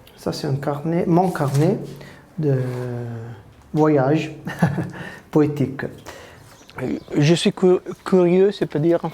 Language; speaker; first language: French; non-native, learner; Italian